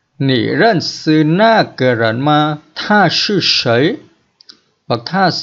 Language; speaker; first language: Chinese; non-native, fluent; Vietnamese